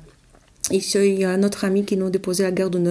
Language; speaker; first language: French; non-native, learner; Polish